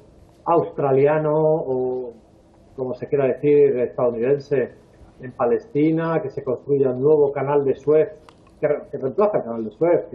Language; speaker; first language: Spanish; native; Spanish